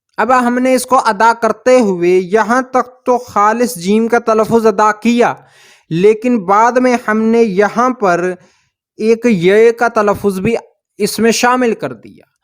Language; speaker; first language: Urdu; native; Urdu